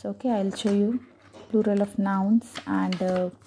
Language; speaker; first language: English; non-native, local second language; Hindi